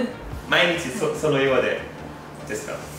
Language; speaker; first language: Japanese; non-native, fluent; English